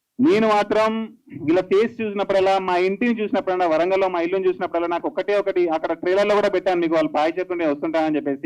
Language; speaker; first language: Telugu; native; Telugu